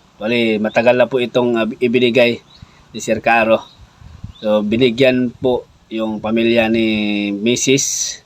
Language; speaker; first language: Filipino; non-native, local second language; Cebuano